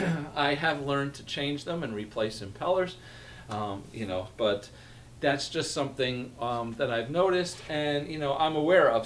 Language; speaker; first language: English; native; English